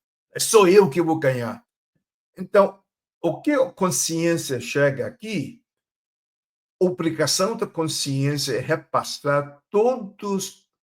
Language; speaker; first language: Portuguese; non-native, fluent; Chinese